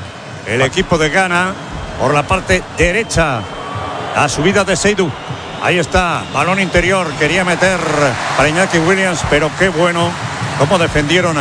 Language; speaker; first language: Spanish; native; Spanish